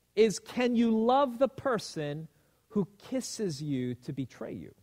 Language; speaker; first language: English; native; English